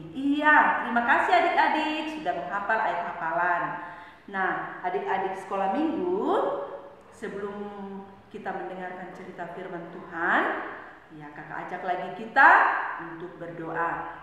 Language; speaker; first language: Indonesian; native; Indonesian